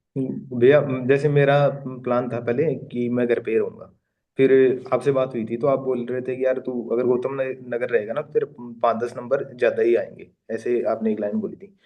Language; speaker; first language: Hindi; native; Hindi